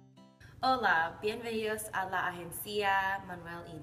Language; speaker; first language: Spanish; non-native, learner; English